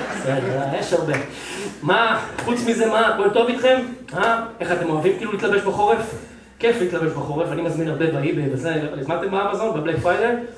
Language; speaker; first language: Hebrew; native; Hebrew